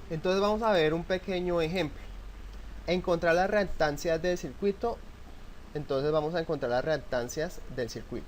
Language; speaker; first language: Spanish; native; Spanish